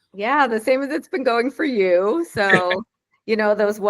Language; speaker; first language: English; native; English